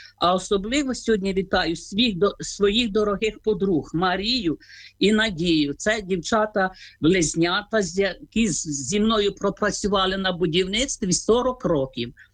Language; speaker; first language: Ukrainian; native; Ukrainian